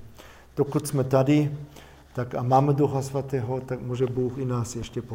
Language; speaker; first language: Czech; non-native, fluent; German